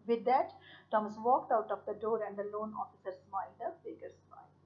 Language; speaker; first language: English; non-native, local second language; Punjabi